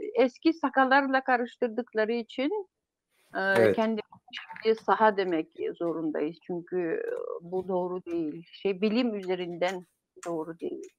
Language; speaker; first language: Turkish; non-native, fluent; Yakut